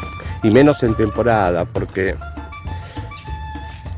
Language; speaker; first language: Spanish; native; Spanish